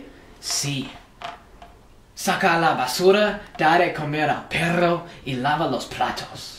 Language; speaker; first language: Spanish; non-native, learner; English